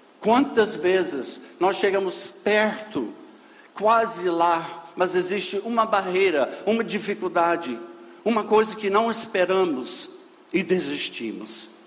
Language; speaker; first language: Portuguese; non-native, fluent; English